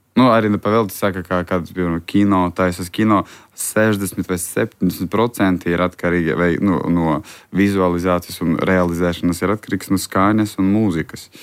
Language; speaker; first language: Latvian; non-native, local second language; Russian